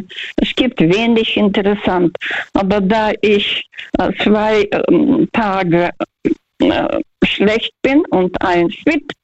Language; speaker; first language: German; early bilingual, heritage; Russian